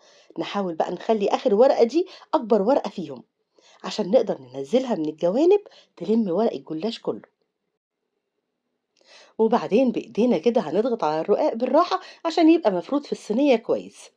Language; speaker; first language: Arabic; native; Arabic